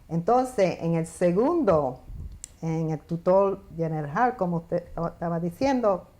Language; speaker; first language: Spanish; early bilingual, heritage; Spanish